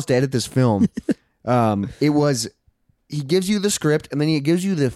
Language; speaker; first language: English; native; English